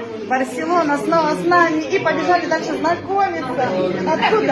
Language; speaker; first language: Russian; native; Russian